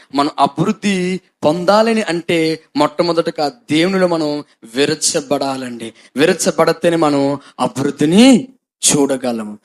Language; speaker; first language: Telugu; non-native, local second language; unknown